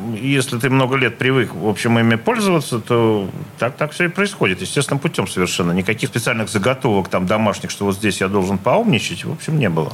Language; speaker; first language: Russian; native; Russian